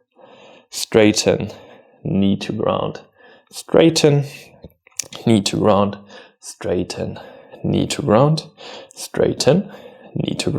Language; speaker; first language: English; non-native, fluent; German